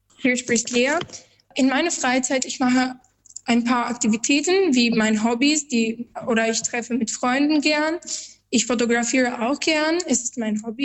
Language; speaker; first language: German; non-native, learner; Albanian